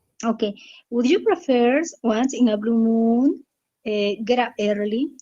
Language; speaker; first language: English; non-native, learner; Spanish